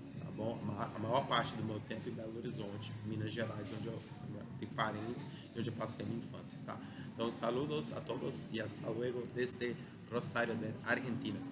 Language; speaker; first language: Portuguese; early bilingual, other home language; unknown